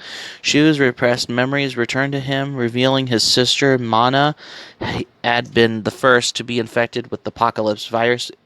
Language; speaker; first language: English; native; English